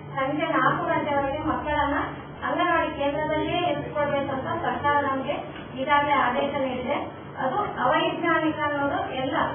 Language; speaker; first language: Kannada; native; Kannada